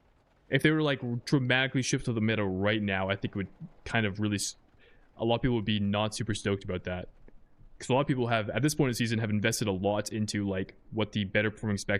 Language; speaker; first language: English; native; English